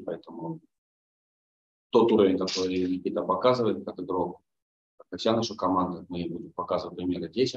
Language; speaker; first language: Russian; native; Russian